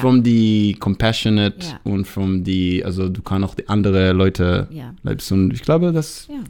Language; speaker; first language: German; non-native, learner; Hebrew